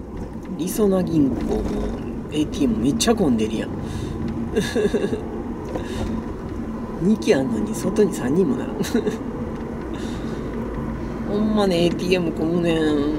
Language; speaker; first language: Japanese; native; Japanese